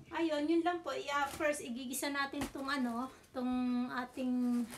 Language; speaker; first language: Filipino; native; Filipino